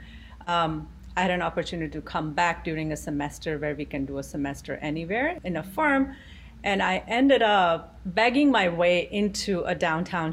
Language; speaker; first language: English; non-native, local second language; Gujarati